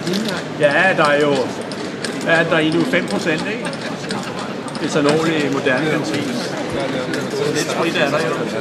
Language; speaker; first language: Danish; native; Danish